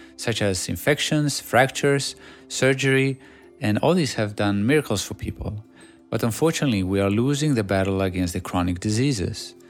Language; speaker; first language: English; non-native, fluent; Swedish